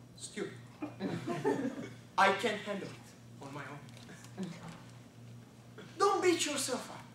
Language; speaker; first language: English; non-native, fluent; Bulgarian